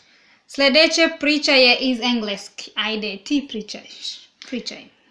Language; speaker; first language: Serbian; non-native, learner; English